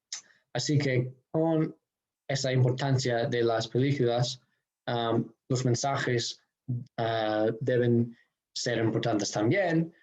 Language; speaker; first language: Spanish; non-native, fluent; English